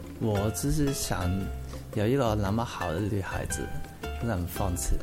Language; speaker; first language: Chinese; non-native, local second language; Cantonese